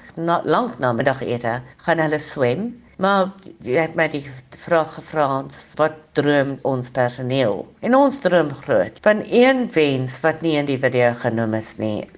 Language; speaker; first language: Afrikaans; non-native, local second language; English